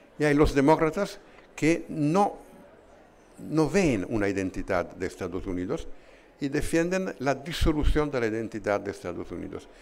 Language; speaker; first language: Spanish; non-native, fluent; Italian